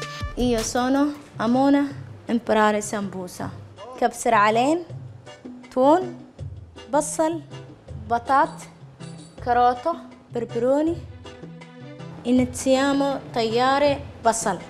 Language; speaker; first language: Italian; non-native, learner; Somali